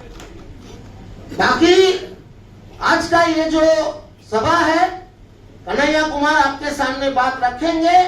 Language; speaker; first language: Hindi; non-native, local second language; Bangla